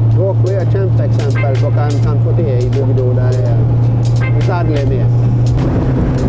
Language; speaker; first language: Norwegian; native; Norwegian